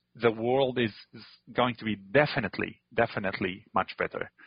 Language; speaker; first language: English; non-native, fluent; Arabic